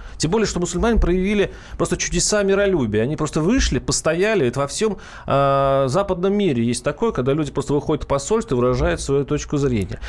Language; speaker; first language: Russian; native; Russian